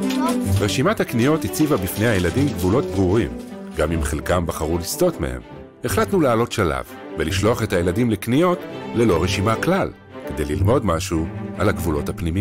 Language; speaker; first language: Hebrew; native; Hebrew